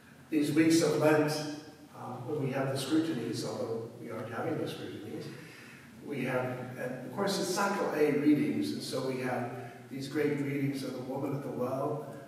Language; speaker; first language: English; native; English